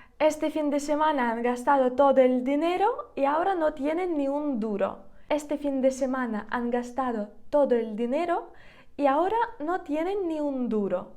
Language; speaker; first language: Spanish; non-native, fluent; Ukrainian